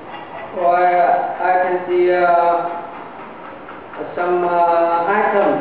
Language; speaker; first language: English; non-native, learner; Vietnamese